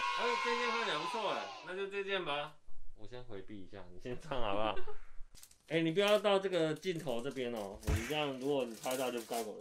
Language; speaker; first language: Chinese; native; Chinese